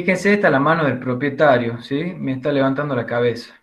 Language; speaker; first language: Spanish; native; Spanish